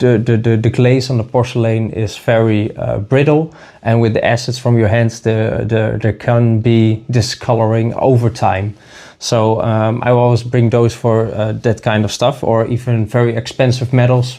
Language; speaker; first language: English; non-native, fluent; Dutch